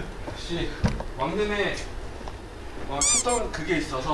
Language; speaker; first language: Korean; native; Korean